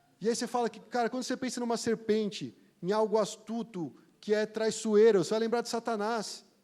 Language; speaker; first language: Portuguese; native; Portuguese